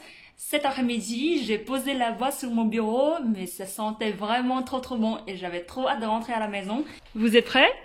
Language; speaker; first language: French; non-native, fluent; Vietnamese